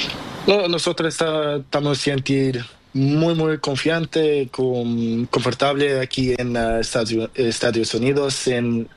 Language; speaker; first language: Spanish; non-native, learner; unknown